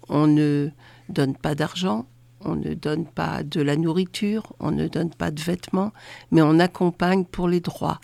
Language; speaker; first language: French; native; French